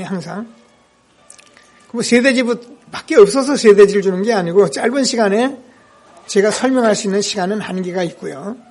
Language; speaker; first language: Korean; native; Korean